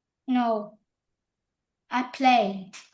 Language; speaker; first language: English; non-native, learner; Vietnamese